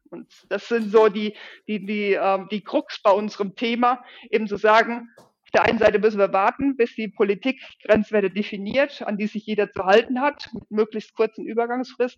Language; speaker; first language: German; native; German